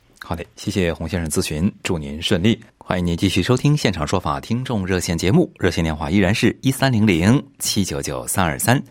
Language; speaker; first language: Chinese; native; Chinese